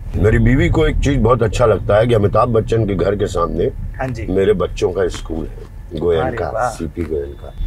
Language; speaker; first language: Hindi; native; Hindi